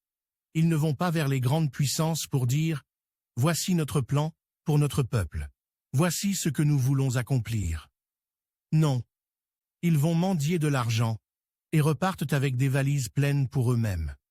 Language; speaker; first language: French; non-native, local second language; Haitian Creole